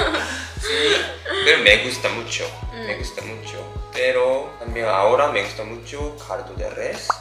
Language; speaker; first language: Spanish; non-native, learner; Japanese